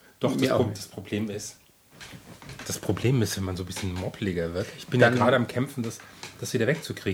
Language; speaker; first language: German; native; German